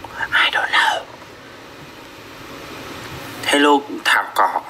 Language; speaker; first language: English; non-native, learner; Vietnamese